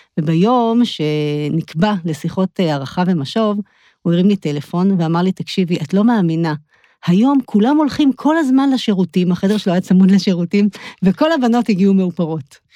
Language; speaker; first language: Hebrew; native; Hebrew